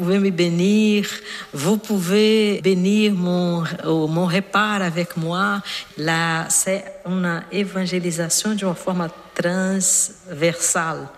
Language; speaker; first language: French; non-native, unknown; Portuguese